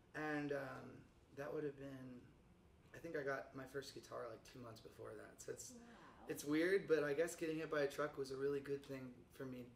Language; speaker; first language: English; native; English